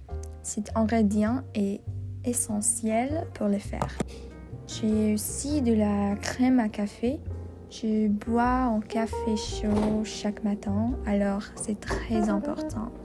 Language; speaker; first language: French; non-native, learner; English